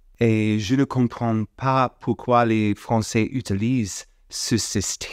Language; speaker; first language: French; non-native, fluent; English